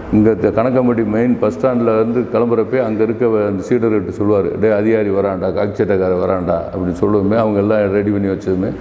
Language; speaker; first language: Tamil; native; Tamil